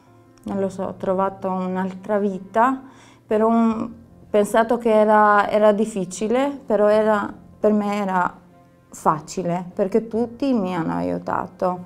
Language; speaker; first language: Italian; non-native, learner; Albanian